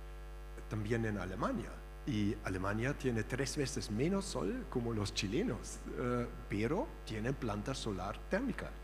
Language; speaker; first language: Spanish; non-native, fluent; German